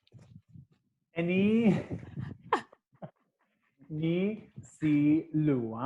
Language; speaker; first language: Thai; non-native, learner; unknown